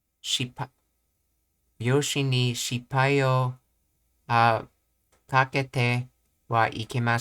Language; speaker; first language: Japanese; non-native, learner; English